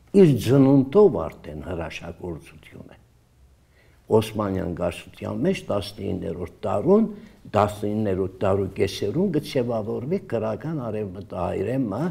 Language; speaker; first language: Armenian; early bilingual, heritage; Armenian